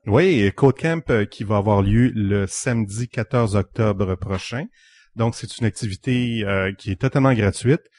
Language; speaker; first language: French; native; French